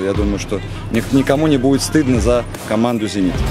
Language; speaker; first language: Russian; native; Russian